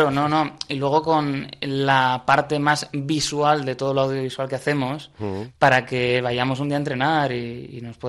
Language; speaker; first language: Spanish; native; Spanish